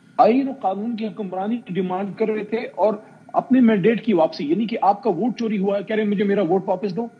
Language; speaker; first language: Urdu; non-native, local second language; Pashto